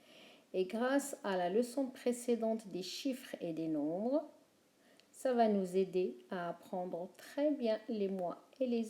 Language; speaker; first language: French; non-native, fluent; Chinese